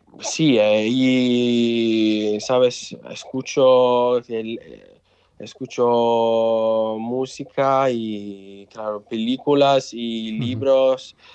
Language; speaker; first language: Spanish; non-native, local second language; Italian